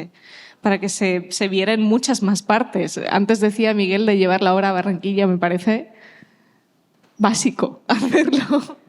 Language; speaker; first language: Spanish; early bilingual, other home language; Ukrainian